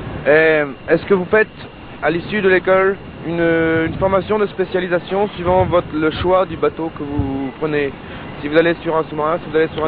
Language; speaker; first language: French; native; French